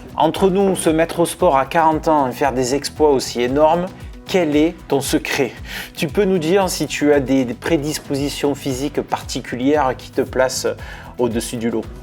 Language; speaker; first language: French; native; French